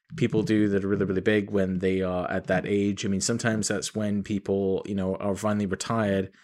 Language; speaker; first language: English; native; English